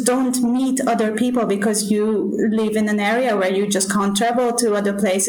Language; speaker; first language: English; non-native, fluent; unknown